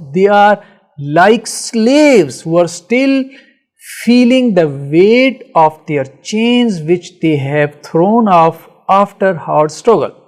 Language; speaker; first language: English; non-native, local second language; Punjabi